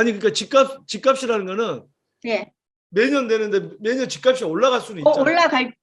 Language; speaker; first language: Korean; native; Korean